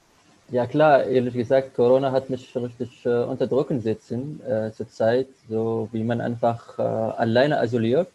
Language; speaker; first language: German; non-native, learner; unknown